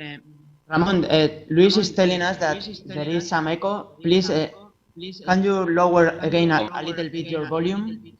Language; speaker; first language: English; non-native, fluent; Spanish